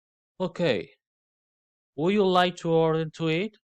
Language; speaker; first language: English; non-native, learner; Spanish